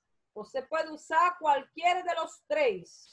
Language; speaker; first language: Spanish; non-native, fluent; Portuguese